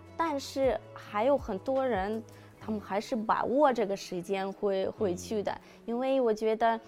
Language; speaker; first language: Chinese; non-native, fluent; Russian